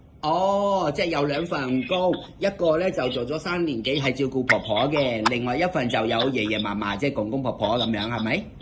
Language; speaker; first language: Cantonese; native; Cantonese